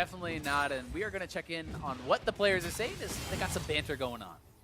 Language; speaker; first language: English; native; English